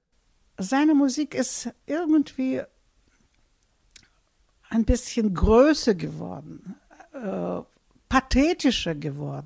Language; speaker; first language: German; non-native, fluent; Russian